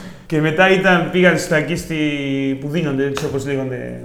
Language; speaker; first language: Greek; non-native, fluent; Spanish